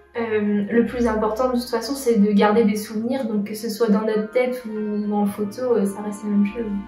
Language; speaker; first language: French; native; French